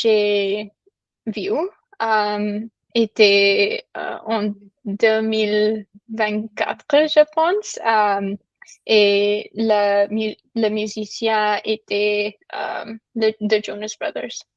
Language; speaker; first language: French; non-native, learner; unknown